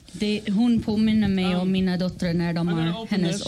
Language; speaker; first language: Swedish; non-native, fluent; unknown